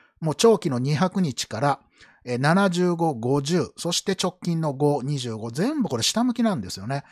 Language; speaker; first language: Japanese; native; Japanese